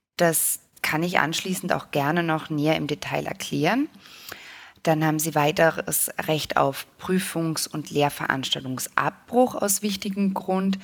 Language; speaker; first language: German; native; German